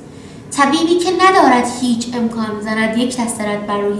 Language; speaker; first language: Persian; native; Persian